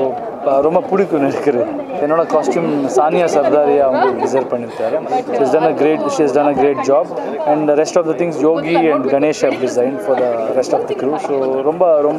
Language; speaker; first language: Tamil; non-native, learner; Kannada